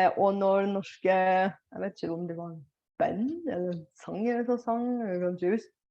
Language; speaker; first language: Norwegian; non-native, fluent; Bulgarian